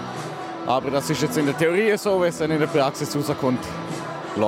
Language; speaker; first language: German; native; German